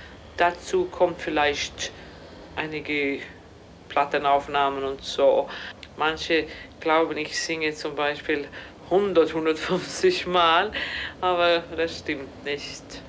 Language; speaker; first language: German; non-native, fluent; Swedish